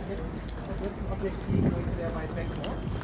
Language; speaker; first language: German; native; German